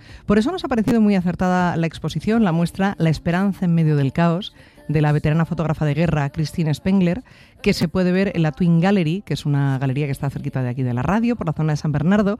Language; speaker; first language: Spanish; native; Spanish